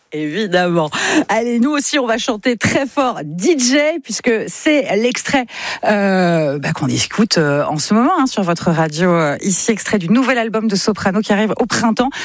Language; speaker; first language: French; native; French